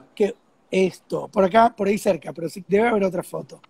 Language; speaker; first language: Spanish; native; Spanish